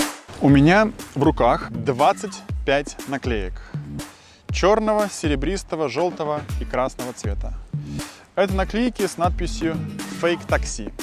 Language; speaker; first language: Russian; native; Russian